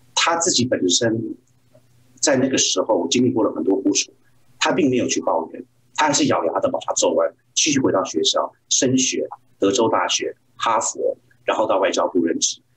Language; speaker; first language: Chinese; native; Chinese